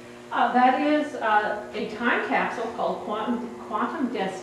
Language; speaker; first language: English; native; English